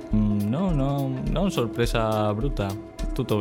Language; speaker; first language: Italian; non-native, learner; Spanish